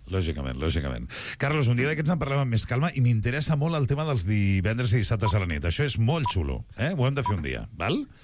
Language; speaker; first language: Catalan; native; Catalan